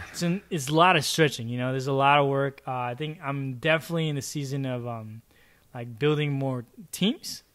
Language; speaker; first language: English; early bilingual, other home language; Chavacano